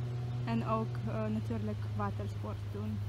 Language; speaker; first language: Dutch; non-native, learner; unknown